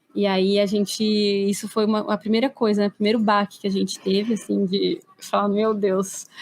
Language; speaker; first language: Portuguese; native; Portuguese